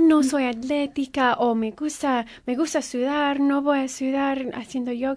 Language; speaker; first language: Spanish; early bilingual, heritage; Spanish